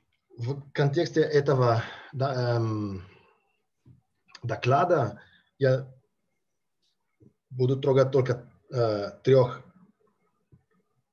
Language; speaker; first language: Russian; non-native, fluent; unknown